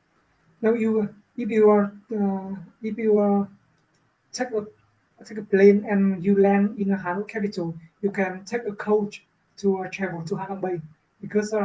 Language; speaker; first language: English; non-native, learner; Vietnamese